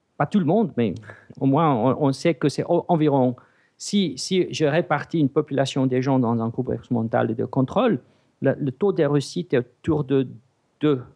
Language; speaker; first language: French; non-native, fluent; English